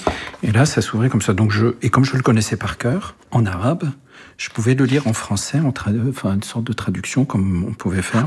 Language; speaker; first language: French; early bilingual, other home language; Arabic